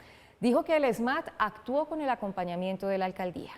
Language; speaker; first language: Spanish; native; Spanish